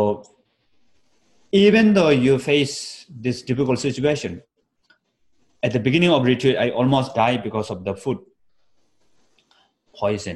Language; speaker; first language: English; non-native, fluent; Tibetan